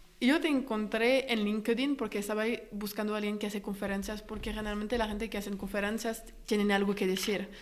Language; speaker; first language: Spanish; non-native, fluent; French